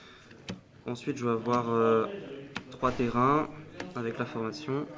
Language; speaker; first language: French; native; French